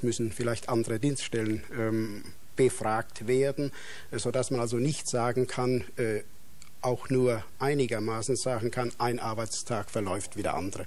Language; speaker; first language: German; native; German